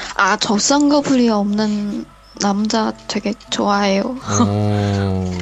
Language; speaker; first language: Korean; early bilingual, heritage; Korean